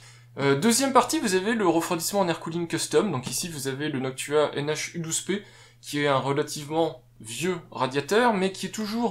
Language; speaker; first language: French; native; French